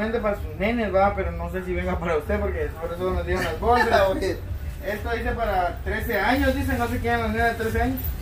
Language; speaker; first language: Spanish; native; Spanish